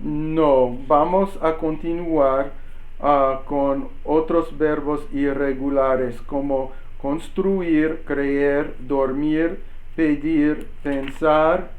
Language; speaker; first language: Spanish; non-native, learner; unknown